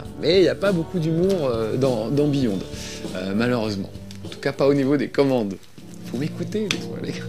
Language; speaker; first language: French; native; French